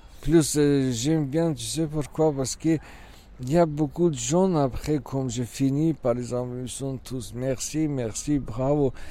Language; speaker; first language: French; non-native, learner; Kurdish